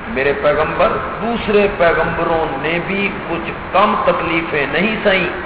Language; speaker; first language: Urdu; non-native, local second language; Punjabi